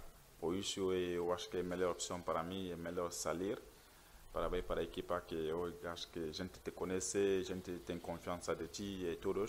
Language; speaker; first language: Portuguese; non-native, learner; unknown